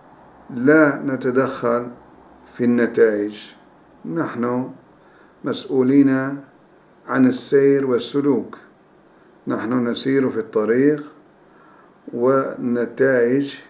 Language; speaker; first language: Arabic; non-native, fluent; Turkish